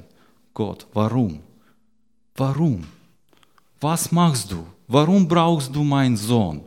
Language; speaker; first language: German; non-native, learner; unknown